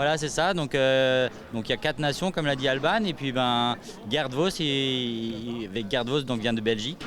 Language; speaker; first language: French; native; French